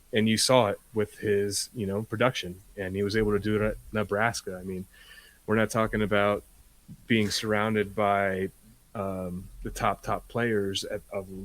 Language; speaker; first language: English; native; English